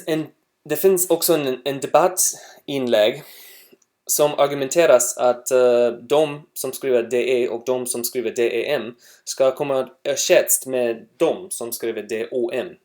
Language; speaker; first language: Swedish; non-native, learner; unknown